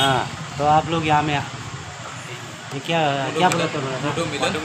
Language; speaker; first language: Hindi; non-native, local second language; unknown